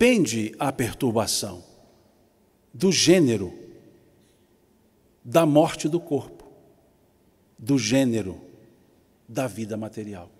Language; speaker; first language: Portuguese; native; Portuguese